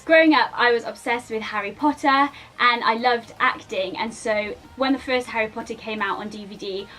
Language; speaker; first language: English; native; English